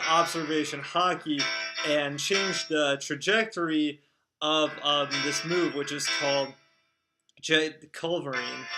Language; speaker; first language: English; native; English